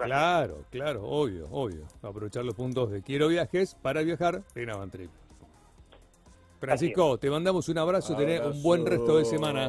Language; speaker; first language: Spanish; native; Spanish